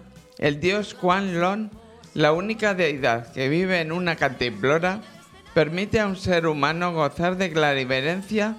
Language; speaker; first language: Spanish; native; Spanish